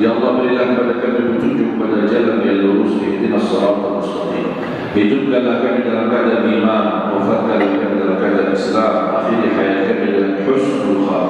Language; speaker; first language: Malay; non-native, fluent; Arabic